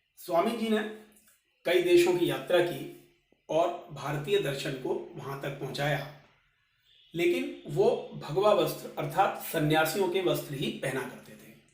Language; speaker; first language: Hindi; native; Hindi